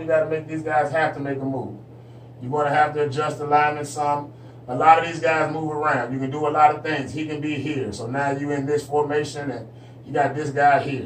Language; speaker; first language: English; native; English